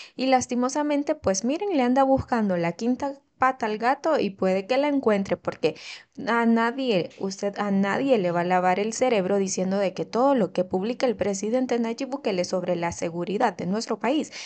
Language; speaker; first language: Spanish; native; Spanish